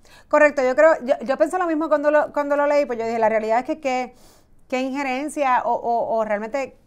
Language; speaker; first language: Spanish; native; Spanish